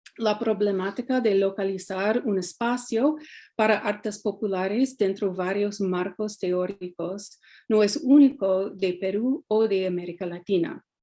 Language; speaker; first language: Spanish; non-native, fluent; English